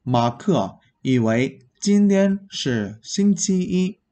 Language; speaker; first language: Chinese; non-native, fluent; Vietnamese